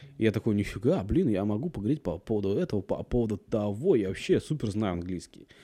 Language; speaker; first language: Russian; native; Russian